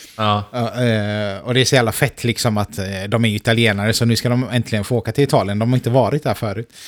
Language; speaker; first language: Swedish; native; Swedish